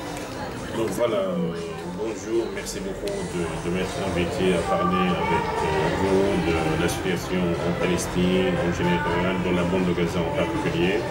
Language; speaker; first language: French; non-native, fluent; Arabic